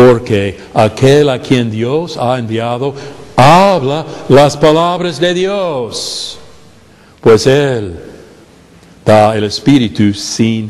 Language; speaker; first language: Spanish; non-native, fluent; English